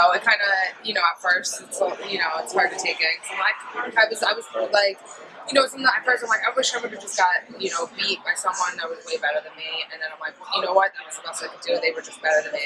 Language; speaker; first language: English; native; English